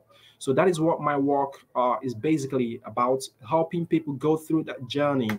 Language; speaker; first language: English; non-native, local second language; Igbo